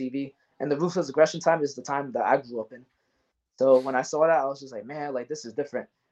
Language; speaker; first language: English; native; English